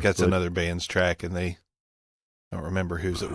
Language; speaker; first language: English; native; English